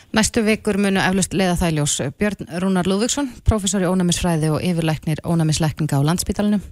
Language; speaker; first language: Icelandic; native; Icelandic